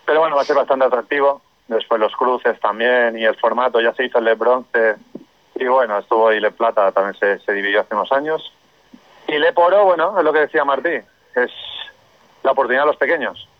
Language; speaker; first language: Spanish; non-native, local second language; Catalan